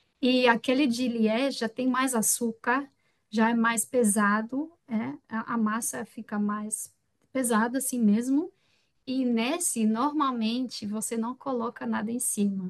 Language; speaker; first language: Portuguese; non-native, fluent; French